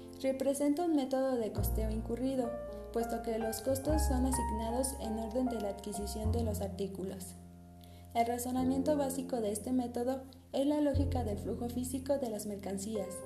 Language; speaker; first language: Spanish; native; Spanish